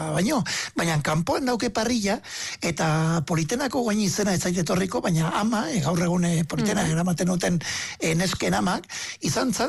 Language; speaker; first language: Basque; native; Basque